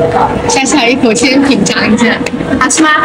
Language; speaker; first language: Chinese; native; Chinese